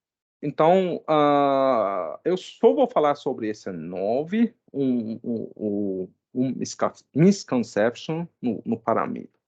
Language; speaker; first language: Portuguese; non-native, fluent; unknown